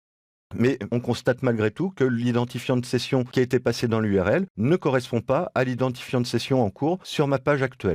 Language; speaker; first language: French; native; French